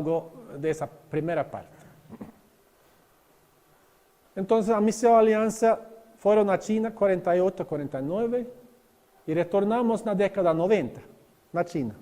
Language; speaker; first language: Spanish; non-native, learner; Norwegian